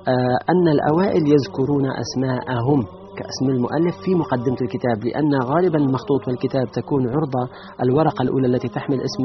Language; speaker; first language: Arabic; native; Arabic